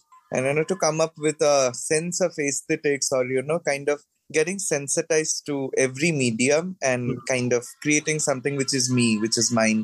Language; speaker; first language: English; non-native, local second language; Bangla